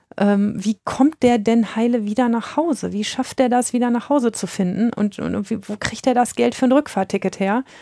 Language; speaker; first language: German; native; German